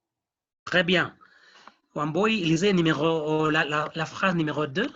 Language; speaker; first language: French; non-native, fluent; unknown